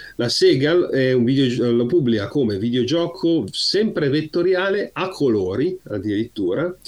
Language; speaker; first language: Italian; native; Italian